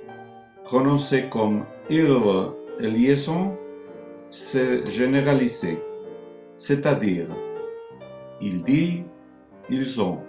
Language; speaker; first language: French; non-native, learner; Spanish